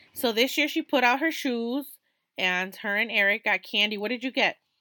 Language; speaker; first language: English; early bilingual, other home language; Spanish